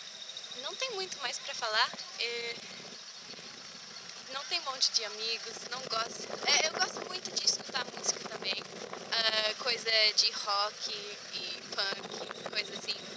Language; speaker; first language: Portuguese; early bilingual, heritage; English